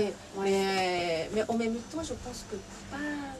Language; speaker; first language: French; non-native, fluent; Japanese